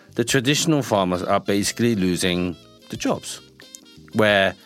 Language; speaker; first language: English; non-native, fluent; Japanese